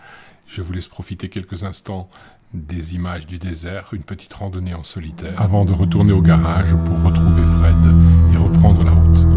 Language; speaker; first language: French; native; French